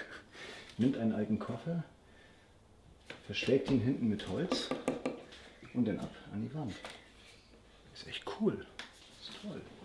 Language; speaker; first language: German; native; German